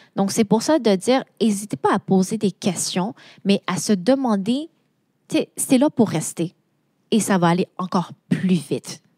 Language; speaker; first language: French; native; French